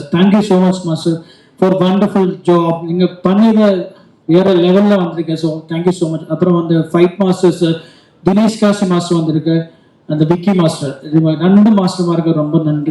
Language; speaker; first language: Tamil; non-native, learner; Malayalam